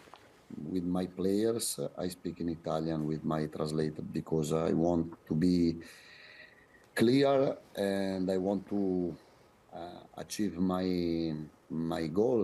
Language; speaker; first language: English; non-native, fluent; Italian